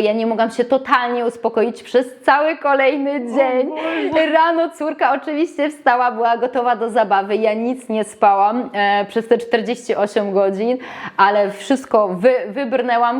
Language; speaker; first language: Polish; native; Polish